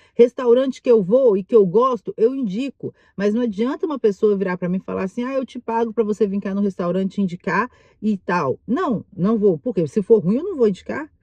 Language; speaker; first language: Portuguese; native; Portuguese